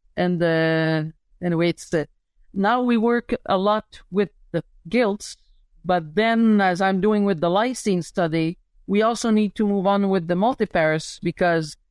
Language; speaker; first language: English; native; English